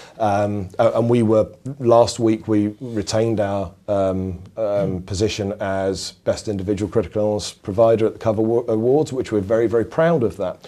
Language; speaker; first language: English; native; English